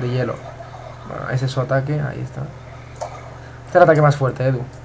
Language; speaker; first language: Spanish; native; Spanish